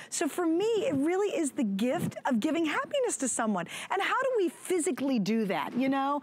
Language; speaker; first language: English; native; English